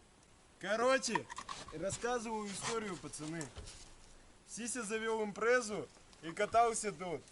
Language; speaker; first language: Russian; native; Russian